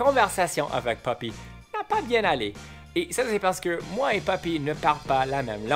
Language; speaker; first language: French; non-native, fluent; English